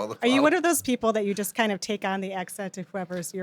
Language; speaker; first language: English; native; English